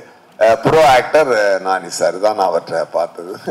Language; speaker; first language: Tamil; native; Tamil